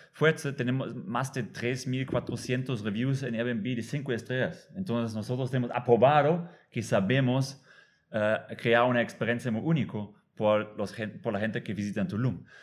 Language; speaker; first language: Spanish; non-native, fluent; German